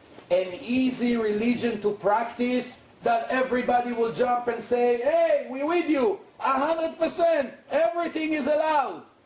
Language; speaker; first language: English; non-native, fluent; Hebrew